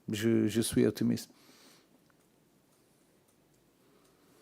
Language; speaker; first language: French; non-native, learner; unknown